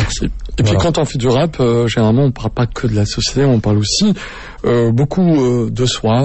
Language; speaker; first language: French; native; French